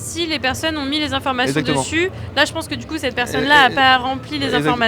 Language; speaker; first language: French; native; French